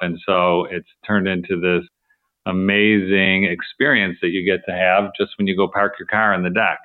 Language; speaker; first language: English; native; English